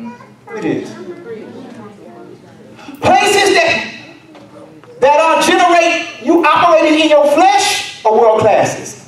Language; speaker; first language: English; native; English